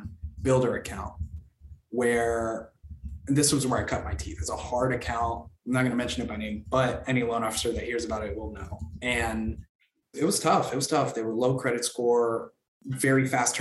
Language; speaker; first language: English; native; English